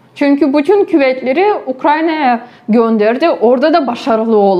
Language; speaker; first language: Turkish; non-native, fluent; Ukrainian